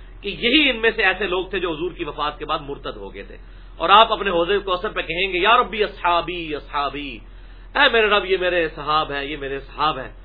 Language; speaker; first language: Urdu; non-native, local second language; Punjabi